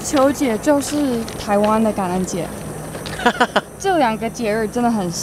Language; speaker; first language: Chinese; non-native, fluent; English